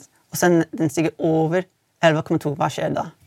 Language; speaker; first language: Swedish; non-native, fluent; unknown